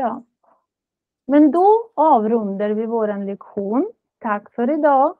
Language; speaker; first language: Swedish; non-native, fluent; Russian